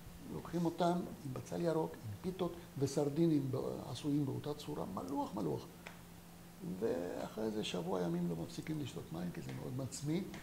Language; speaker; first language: Hebrew; non-native, fluent; French